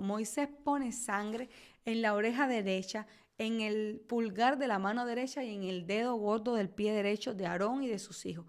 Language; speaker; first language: Spanish; native; Spanish